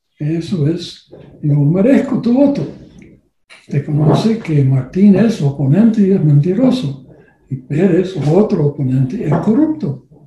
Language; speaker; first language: Spanish; non-native, learner; English